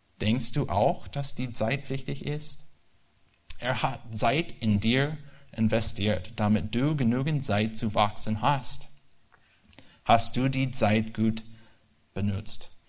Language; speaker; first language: German; non-native, learner; English